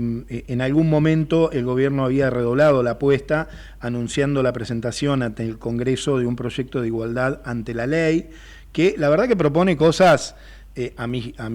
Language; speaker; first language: Spanish; native; Spanish